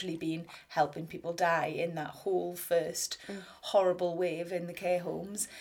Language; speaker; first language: English; native; English